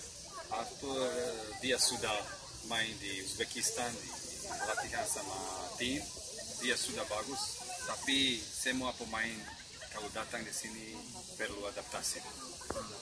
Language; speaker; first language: Indonesian; non-native, learner; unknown